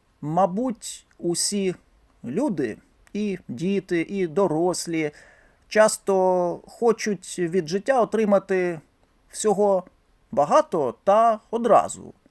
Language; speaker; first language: Ukrainian; native; Ukrainian